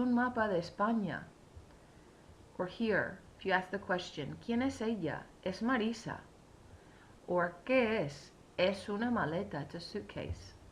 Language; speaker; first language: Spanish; non-native, fluent; English